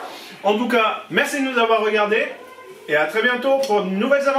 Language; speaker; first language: French; native; French